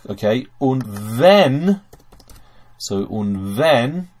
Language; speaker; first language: German; non-native, fluent; English